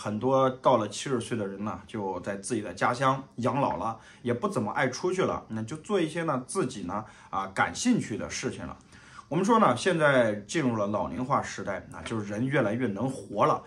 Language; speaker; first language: Chinese; native; Chinese